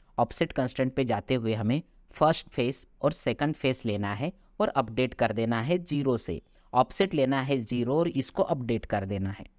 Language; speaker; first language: Hindi; non-native, local second language; Marathi